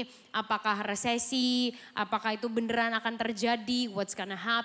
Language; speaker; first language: Indonesian; native; Indonesian